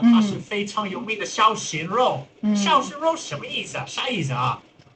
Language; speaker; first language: Chinese; non-native, learner; English